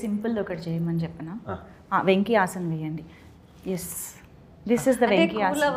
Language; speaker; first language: Telugu; native; Telugu